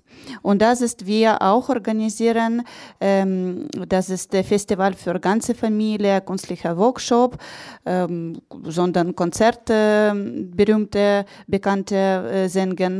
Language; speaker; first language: German; non-native, learner; Ukrainian